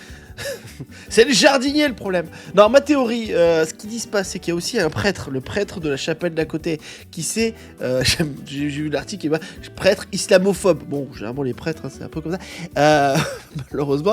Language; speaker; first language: French; native; French